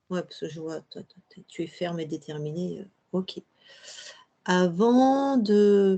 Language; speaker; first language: French; native; French